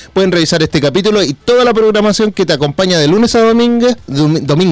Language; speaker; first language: Spanish; native; Spanish